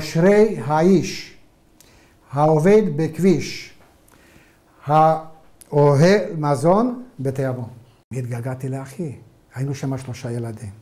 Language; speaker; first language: Hebrew; non-native, fluent; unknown